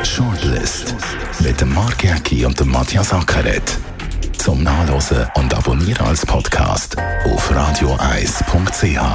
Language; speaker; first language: German; native; German